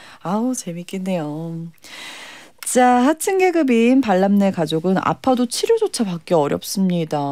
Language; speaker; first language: Korean; native; Korean